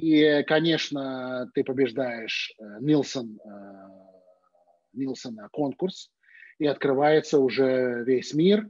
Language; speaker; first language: Russian; native; Russian